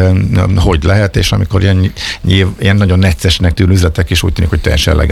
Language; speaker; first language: Hungarian; native; Hungarian